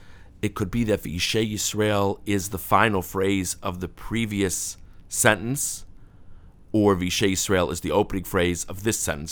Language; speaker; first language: English; native; English